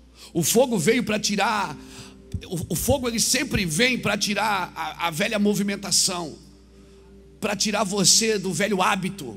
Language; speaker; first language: Portuguese; native; Portuguese